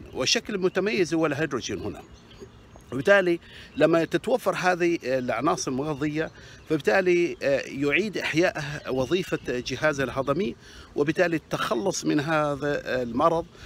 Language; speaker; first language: Arabic; native; Arabic